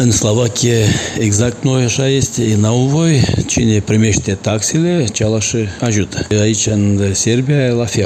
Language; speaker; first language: Romanian; non-native, local second language; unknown